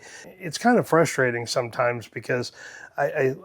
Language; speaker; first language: English; native; English